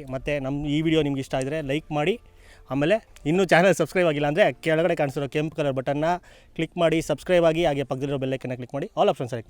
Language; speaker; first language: Kannada; native; Kannada